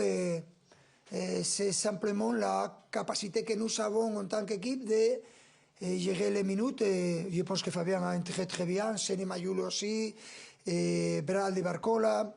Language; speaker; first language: French; non-native, fluent; Spanish